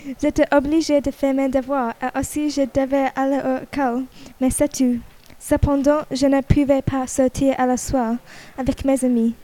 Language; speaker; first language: French; non-native, learner; English